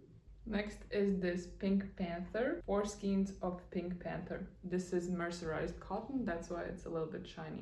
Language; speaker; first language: English; non-native, fluent; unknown